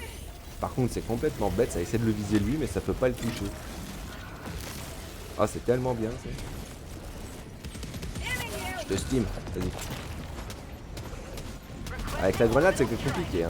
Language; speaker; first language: French; native; French